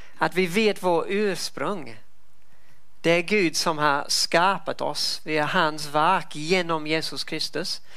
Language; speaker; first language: Swedish; non-native, fluent; English